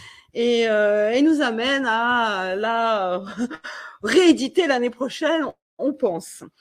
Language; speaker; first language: French; native; French